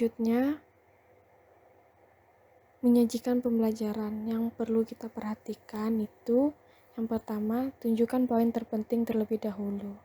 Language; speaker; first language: Indonesian; native; Indonesian